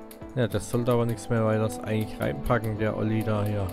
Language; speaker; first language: German; native; German